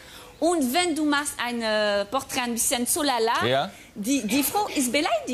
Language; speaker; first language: German; non-native, fluent; French